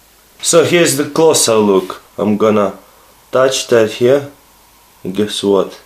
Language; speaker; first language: English; non-native, fluent; Russian